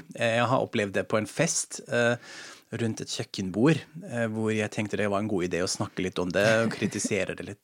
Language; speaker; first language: Norwegian; non-native, fluent; German